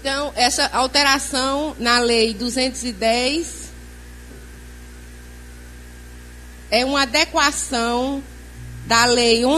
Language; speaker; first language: Portuguese; native; Portuguese